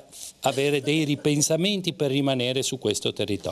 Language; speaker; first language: Italian; native; Italian